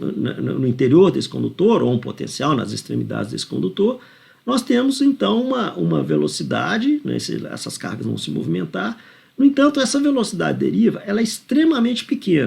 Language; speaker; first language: Portuguese; native; Portuguese